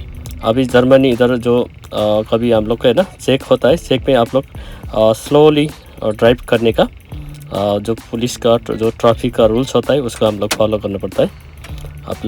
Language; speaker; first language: Hindi; non-native, learner; Nepali